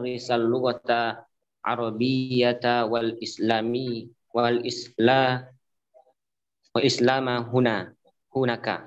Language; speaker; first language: Arabic; non-native, learner; Indonesian